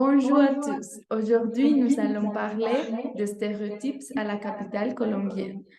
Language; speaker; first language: French; non-native, learner; Spanish